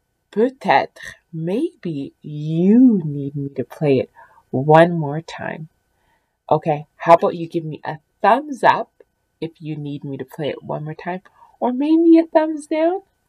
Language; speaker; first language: English; early bilingual, other home language; French